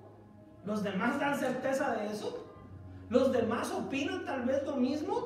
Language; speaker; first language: Spanish; native; Spanish